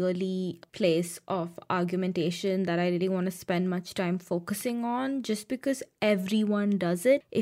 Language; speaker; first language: English; non-native, local second language; Hindi